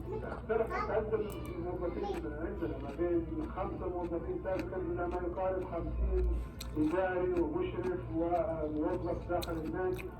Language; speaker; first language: Arabic; native; Arabic